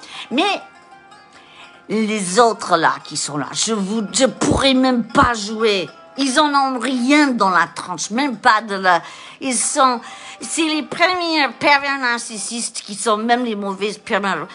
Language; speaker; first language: French; non-native, fluent; English